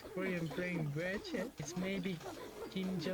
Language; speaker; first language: English; non-native, learner; Korean